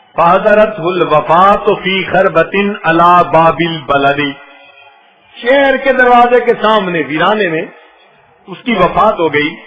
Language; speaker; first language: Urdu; non-native, local second language; Punjabi